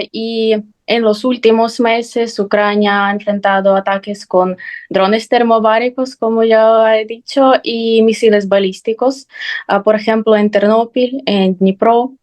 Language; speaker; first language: Spanish; non-native, fluent; Ukrainian